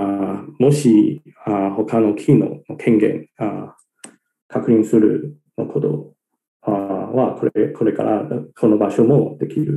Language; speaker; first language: Japanese; non-native, learner; Chinese